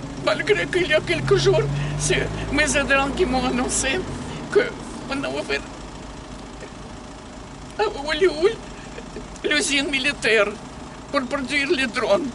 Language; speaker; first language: French; non-native, fluent; Russian